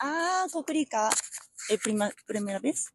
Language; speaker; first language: Spanish; non-native, learner; Japanese